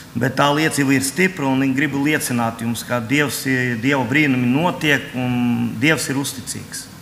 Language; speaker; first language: Latvian; non-native, local second language; Russian